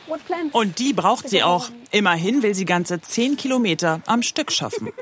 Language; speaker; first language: German; native; German